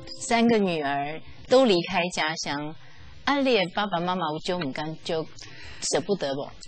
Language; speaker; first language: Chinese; native; Chinese